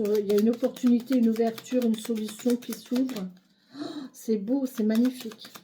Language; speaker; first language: French; native; French